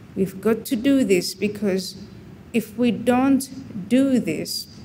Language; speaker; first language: English; non-native, fluent; Somali